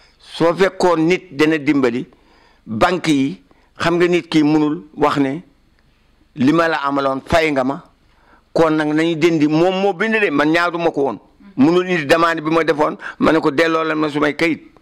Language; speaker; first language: Wolof; non-native, local second language; Fula